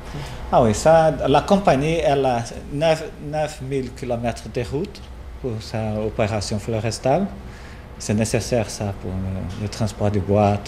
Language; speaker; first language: French; non-native, fluent; Portuguese